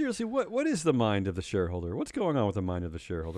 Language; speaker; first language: English; native; English